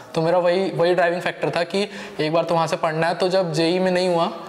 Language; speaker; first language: Hindi; native; Hindi